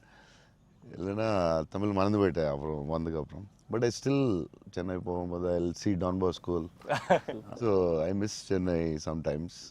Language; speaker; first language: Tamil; non-native, local second language; Telugu